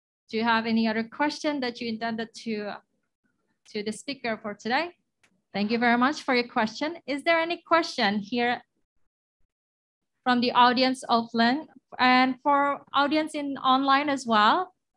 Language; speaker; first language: English; non-native, fluent; Indonesian